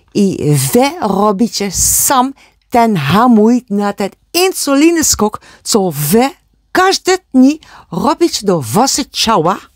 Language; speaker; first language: Polish; non-native, learner; Dutch